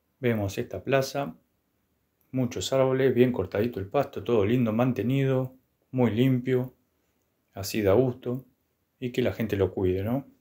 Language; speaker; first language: Spanish; native; Spanish